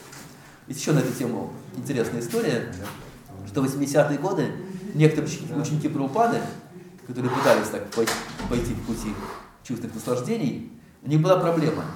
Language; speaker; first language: Russian; native; Russian